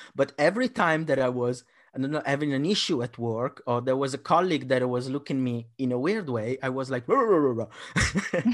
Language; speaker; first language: English; non-native, fluent; Italian